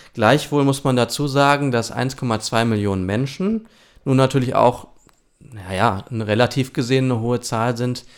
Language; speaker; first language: German; early bilingual, other home language; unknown